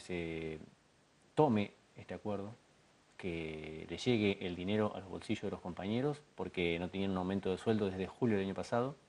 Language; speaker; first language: Spanish; native; Spanish